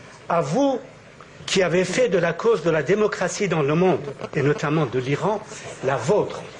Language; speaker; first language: French; native; French